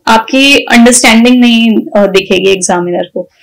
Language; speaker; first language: Hindi; native; Hindi